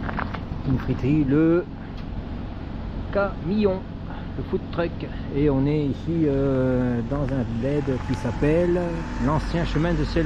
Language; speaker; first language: French; native; French